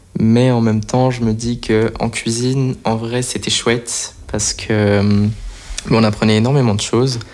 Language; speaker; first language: French; early bilingual, other home language; Portuguese